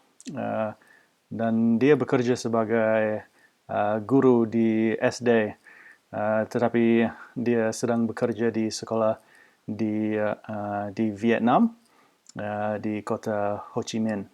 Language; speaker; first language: Indonesian; non-native, fluent; English